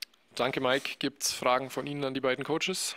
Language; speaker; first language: German; native; German